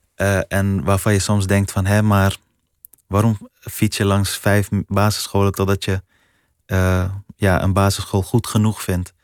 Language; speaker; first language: Dutch; early bilingual, other home language; Persian